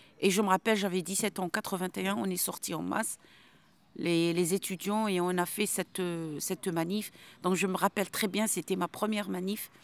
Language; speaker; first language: French; non-native, local second language; Arabic